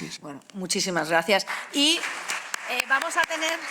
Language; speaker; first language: Spanish; native; Spanish